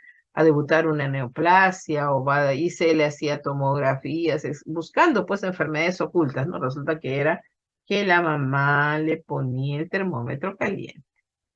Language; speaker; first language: Spanish; native; Spanish